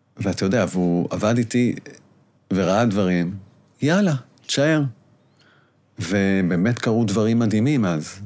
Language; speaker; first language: Hebrew; native; Hebrew